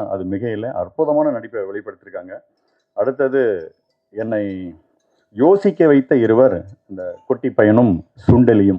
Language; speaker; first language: Tamil; native; Tamil